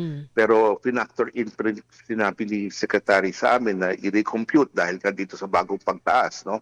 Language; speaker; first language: Filipino; native; Filipino